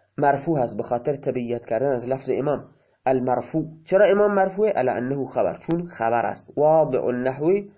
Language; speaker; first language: Persian; non-native, local second language; Baluchi